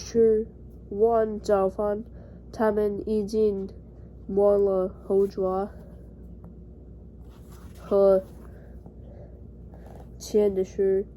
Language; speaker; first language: Chinese; non-native, learner; English